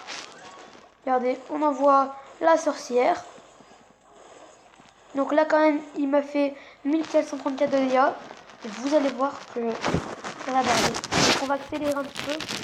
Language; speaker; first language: French; native; French